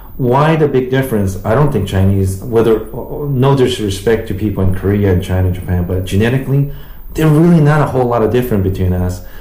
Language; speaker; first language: English; early bilingual, other home language; Japanese